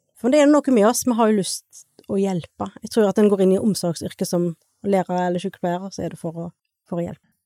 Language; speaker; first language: Norwegian; native; Norwegian